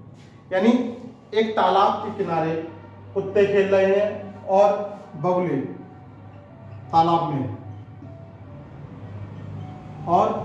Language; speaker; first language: Hindi; native; Hindi